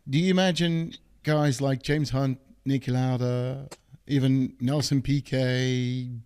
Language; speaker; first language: English; non-native, fluent; Portuguese